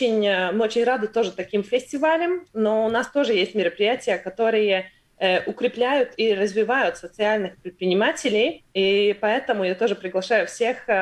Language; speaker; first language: Russian; non-native, local second language; Latvian